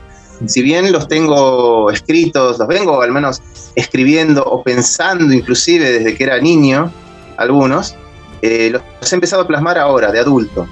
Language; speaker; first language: Spanish; native; Spanish